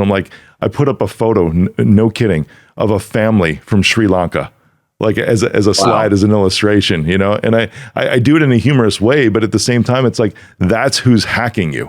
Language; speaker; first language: English; native; English